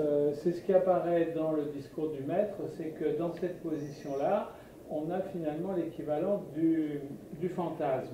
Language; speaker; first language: French; native; French